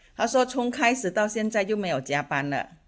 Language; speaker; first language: Chinese; non-native, fluent; Indonesian